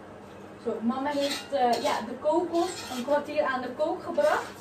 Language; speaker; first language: Dutch; native; Dutch